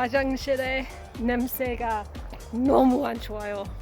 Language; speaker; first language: Korean; non-native, learner; English